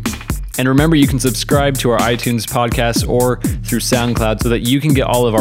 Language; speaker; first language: English; native; English